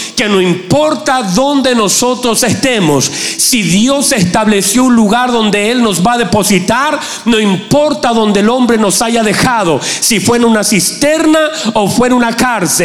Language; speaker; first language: Spanish; native; Spanish